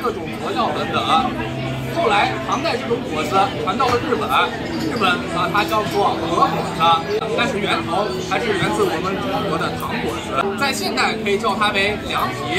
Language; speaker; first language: Chinese; native; Chinese